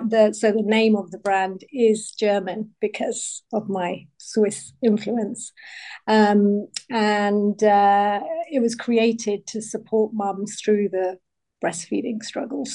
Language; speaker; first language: English; native; English